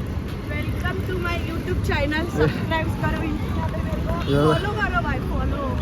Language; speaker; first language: Hindi; non-native, local second language; Marathi